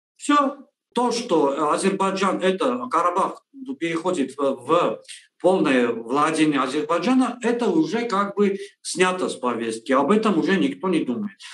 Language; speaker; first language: Russian; non-native, local second language; Armenian